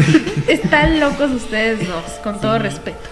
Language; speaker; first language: Spanish; native; Spanish